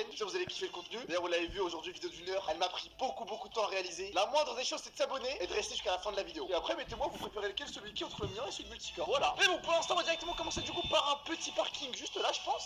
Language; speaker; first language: French; native; French